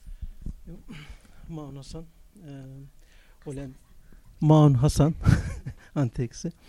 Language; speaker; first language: Finnish; non-native, learner; Turkish